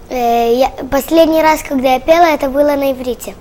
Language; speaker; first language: Russian; early bilingual, heritage; Russian